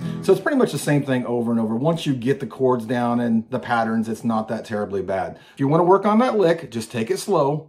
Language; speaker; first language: English; native; English